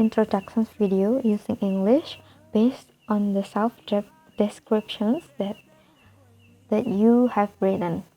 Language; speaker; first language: English; non-native, fluent; Indonesian